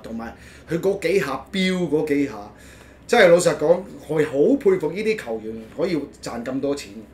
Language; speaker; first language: Cantonese; non-native, fluent; Spanish